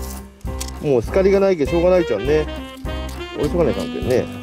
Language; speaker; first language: Japanese; native; Japanese